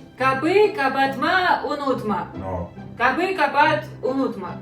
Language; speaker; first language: Turkish; non-native, learner; Russian